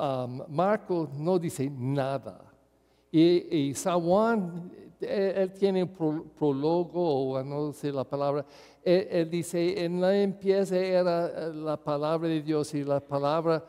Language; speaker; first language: Spanish; non-native, fluent; English